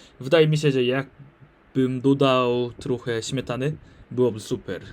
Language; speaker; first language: Polish; non-native, learner; Korean